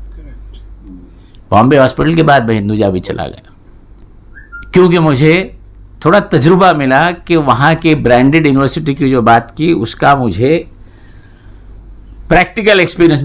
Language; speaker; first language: Hindi; native; Hindi